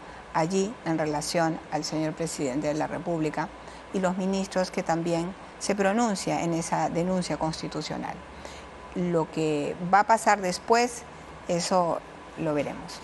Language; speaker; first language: Spanish; native; Spanish